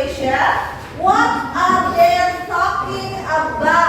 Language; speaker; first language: English; non-native, fluent; Indonesian